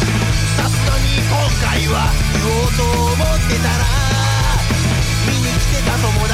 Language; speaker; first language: Japanese; native; Japanese